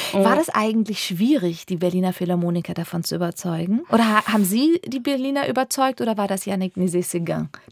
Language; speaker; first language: German; native; German